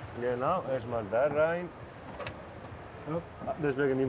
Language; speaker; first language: German; non-native, fluent; Spanish